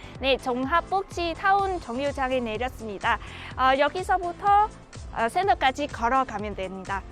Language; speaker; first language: Korean; non-native, fluent; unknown